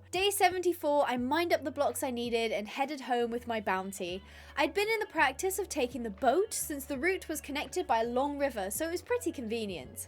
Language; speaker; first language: English; native; English